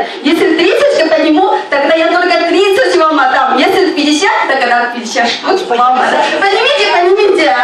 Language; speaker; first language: Russian; non-native, learner; Chinese